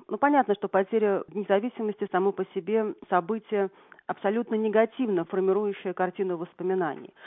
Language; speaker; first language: Russian; native; Russian